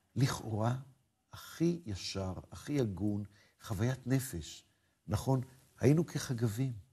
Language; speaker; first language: Hebrew; native; Hebrew